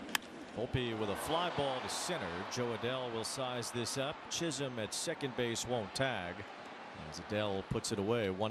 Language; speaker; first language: English; native; English